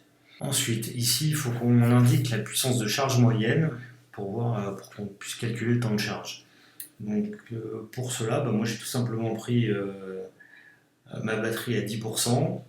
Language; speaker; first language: French; native; French